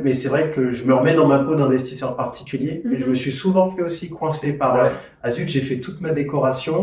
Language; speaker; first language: French; native; French